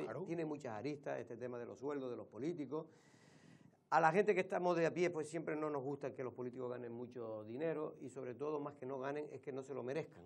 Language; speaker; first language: Spanish; native; Spanish